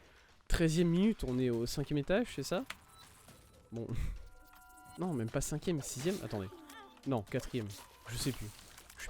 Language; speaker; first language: French; native; French